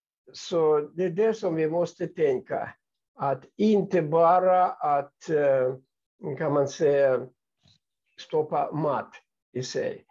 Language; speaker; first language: Swedish; non-native, fluent; Russian